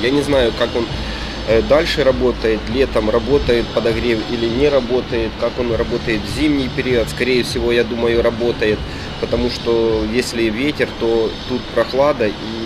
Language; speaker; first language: Russian; native; Russian